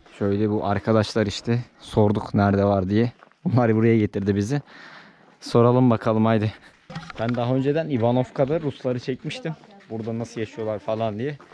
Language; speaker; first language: Turkish; native; Turkish